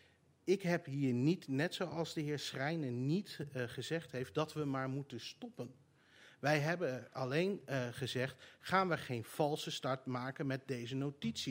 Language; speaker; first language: Dutch; native; Dutch